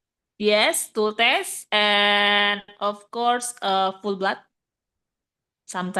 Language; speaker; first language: English; non-native, learner; Indonesian